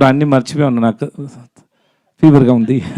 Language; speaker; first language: Telugu; non-native, learner; Tamil